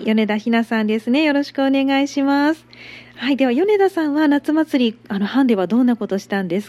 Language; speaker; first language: Japanese; native; Japanese